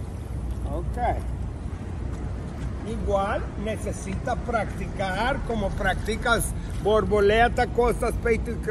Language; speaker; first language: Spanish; non-native, fluent; English